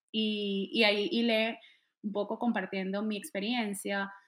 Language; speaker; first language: Spanish; native; Spanish